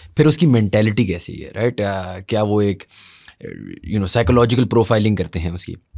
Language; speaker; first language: Urdu; native; Urdu